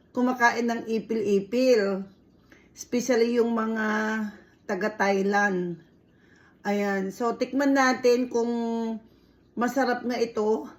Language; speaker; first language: Filipino; non-native, local second language; Iloko